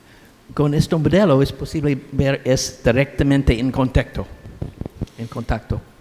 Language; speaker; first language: Spanish; non-native, learner; English